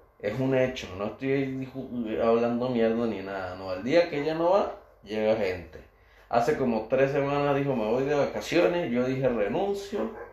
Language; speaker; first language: Spanish; native; Spanish